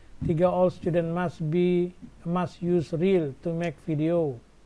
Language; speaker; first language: English; non-native, fluent; Indonesian